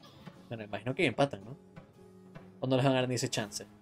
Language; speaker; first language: Spanish; native; Spanish